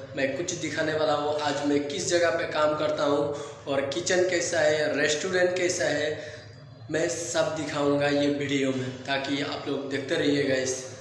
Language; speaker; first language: Hindi; non-native, local second language; Assamese